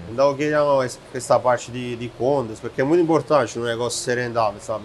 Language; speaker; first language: Portuguese; non-native, fluent; Italian